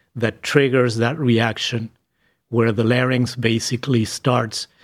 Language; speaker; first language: English; non-native, fluent; Spanish